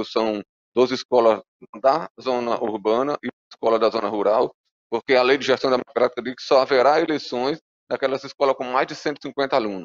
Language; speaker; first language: Portuguese; native; Portuguese